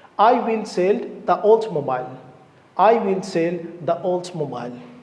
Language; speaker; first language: English; non-native, local second language; Bangla